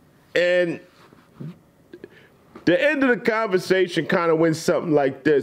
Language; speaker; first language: English; native; English